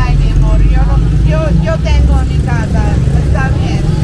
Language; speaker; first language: Spanish; non-native, learner; English